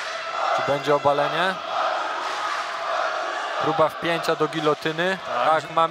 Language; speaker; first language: Polish; native; Polish